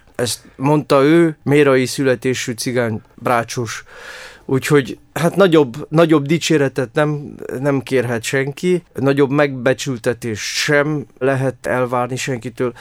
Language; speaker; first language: Hungarian; non-native, fluent; Romany